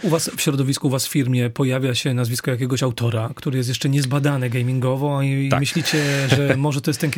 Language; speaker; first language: Polish; native; Polish